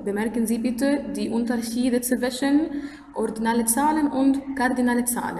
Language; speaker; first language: German; non-native, fluent; Arabic